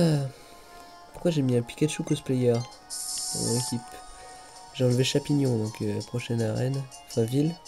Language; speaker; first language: French; native; French